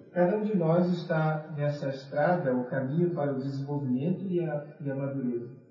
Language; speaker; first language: Portuguese; native; Portuguese